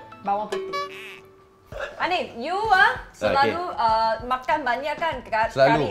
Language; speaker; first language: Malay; non-native, local second language; Cantonese